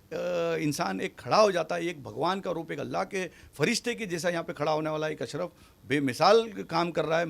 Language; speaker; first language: Hindi; native; Hindi